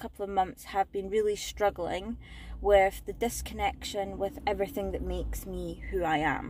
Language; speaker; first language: English; native; English